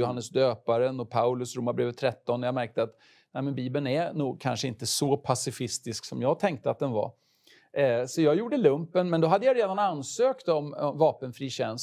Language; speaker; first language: Swedish; native; Swedish